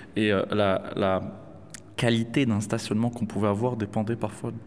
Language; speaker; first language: French; non-native, local second language; Arabic